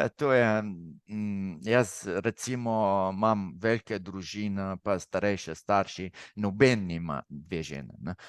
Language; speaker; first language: Slovenian; non-native, fluent; Arabic